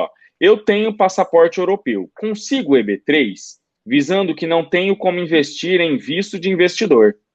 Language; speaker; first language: Portuguese; native; Portuguese